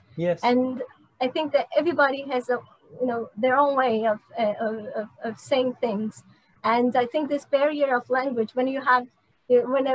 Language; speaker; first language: English; non-native, fluent; Portuguese